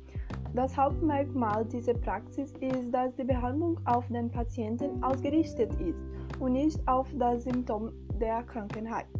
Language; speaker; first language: German; non-native, learner; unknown